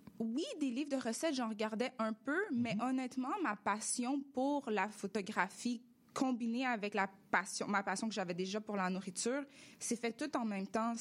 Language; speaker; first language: French; early bilingual, other home language; Russian